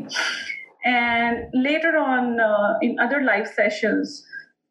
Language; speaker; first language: English; non-native, local second language; Hindi